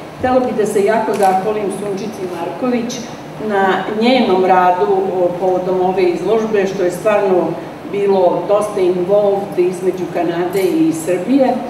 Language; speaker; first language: Serbian; early bilingual, heritage; Serbian